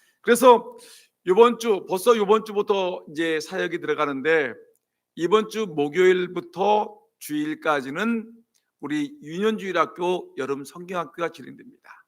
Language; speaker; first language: Korean; native; Korean